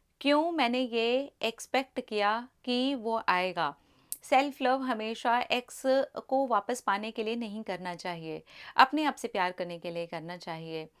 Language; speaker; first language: Hindi; native; Hindi